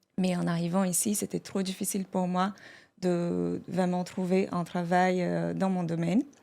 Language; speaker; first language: French; non-native, fluent; Portuguese